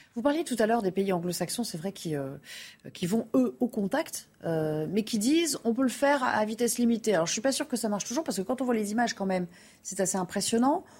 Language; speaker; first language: French; native; French